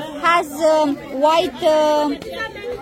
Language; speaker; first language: English; non-native, learner; Romanian